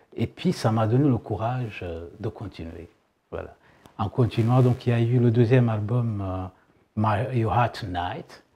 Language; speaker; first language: French; non-native, local second language; Kinyarwanda